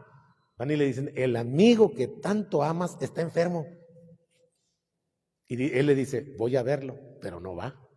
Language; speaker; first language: Spanish; native; Spanish